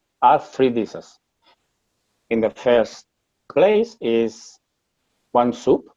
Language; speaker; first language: English; non-native, learner; Spanish